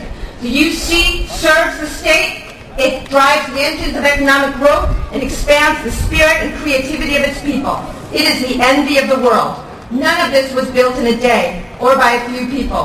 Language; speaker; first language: English; native; English